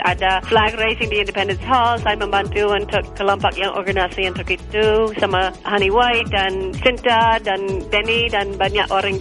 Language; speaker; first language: Indonesian; non-native, learner; English